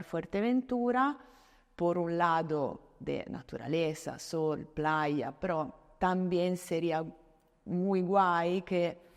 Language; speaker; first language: Spanish; non-native, fluent; Italian